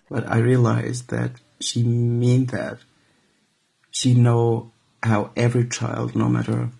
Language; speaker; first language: English; non-native, fluent; Arabic